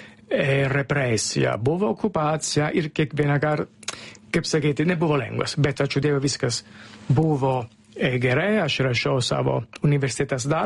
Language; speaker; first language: Lithuanian; non-native, fluent; Italian